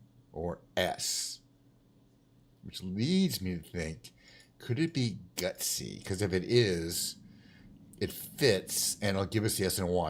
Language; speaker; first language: English; native; English